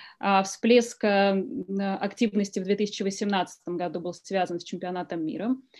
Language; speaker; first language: Russian; native; Russian